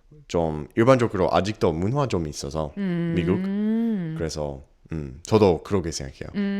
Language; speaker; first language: Korean; non-native, learner; English